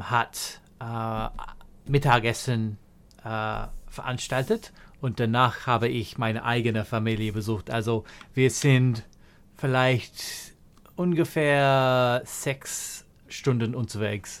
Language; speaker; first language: German; non-native, fluent; English